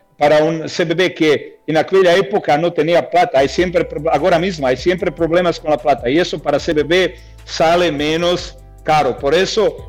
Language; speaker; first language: Spanish; non-native, fluent; Croatian